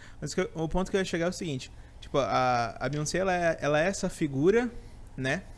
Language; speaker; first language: Portuguese; native; Portuguese